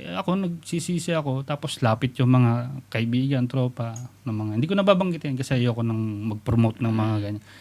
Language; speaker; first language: Filipino; native; Filipino